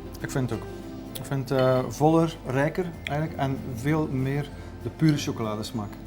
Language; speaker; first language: Dutch; native; Dutch